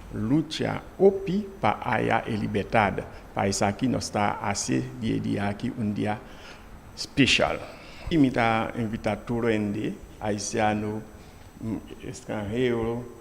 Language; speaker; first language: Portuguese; non-native, learner; Haitian Creole